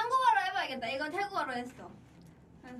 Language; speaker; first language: Korean; non-native, fluent; Thai